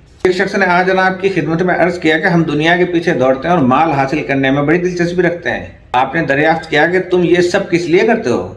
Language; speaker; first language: Urdu; native; Urdu